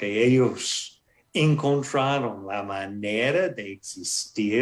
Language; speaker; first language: Spanish; non-native, fluent; English